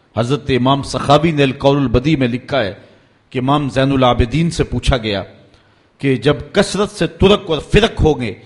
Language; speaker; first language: Urdu; native; Urdu